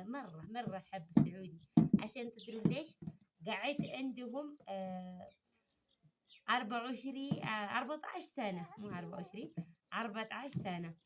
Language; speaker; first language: Arabic; early bilingual, other home language; Amharic